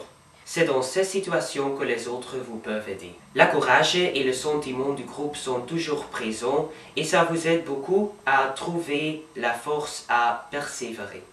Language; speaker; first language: French; non-native, fluent; Dutch